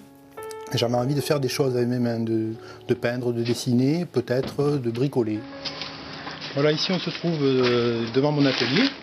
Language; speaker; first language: French; native; French